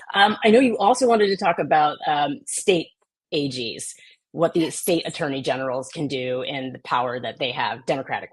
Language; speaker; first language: English; native; English